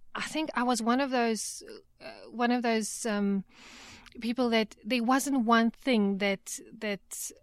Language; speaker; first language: English; native; English